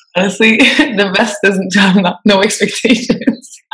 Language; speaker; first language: English; non-native, fluent; French